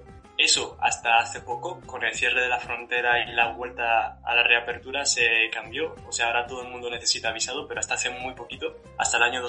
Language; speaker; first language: Spanish; native; Spanish